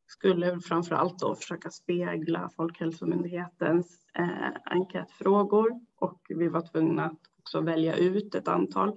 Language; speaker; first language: Swedish; native; Swedish